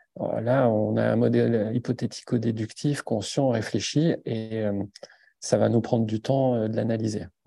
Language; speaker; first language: French; native; French